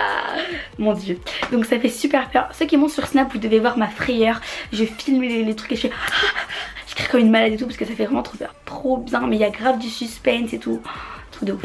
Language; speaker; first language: French; native; French